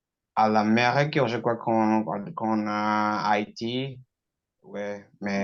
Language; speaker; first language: French; non-native, learner; Portuguese